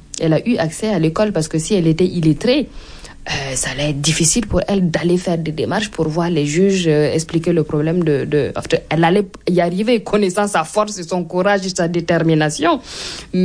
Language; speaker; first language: French; non-native, local second language; Mossi